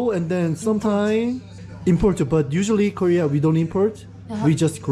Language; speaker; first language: English; non-native, learner; Korean